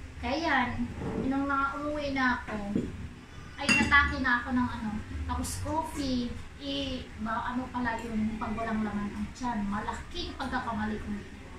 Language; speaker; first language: Filipino; non-native, local second language; Cebuano